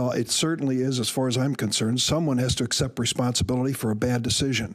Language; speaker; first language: English; native; English